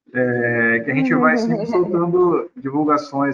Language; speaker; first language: Portuguese; native; Portuguese